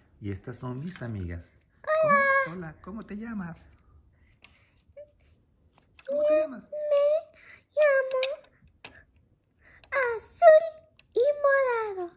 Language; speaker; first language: Spanish; early bilingual, heritage; Spanish